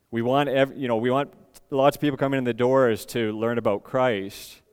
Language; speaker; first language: English; native; English